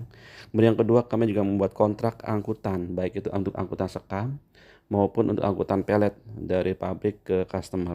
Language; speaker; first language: Indonesian; native; Indonesian